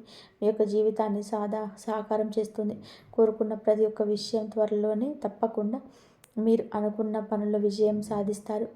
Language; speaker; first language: Telugu; native; Telugu